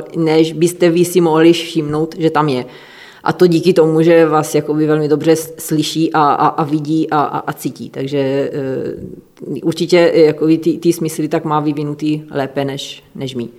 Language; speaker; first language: Czech; non-native, fluent; Italian